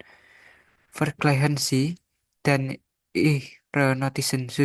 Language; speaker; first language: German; non-native, learner; Indonesian